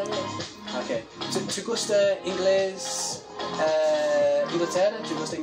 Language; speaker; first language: Spanish; non-native, learner; English